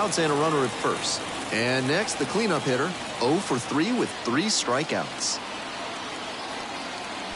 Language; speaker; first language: English; native; English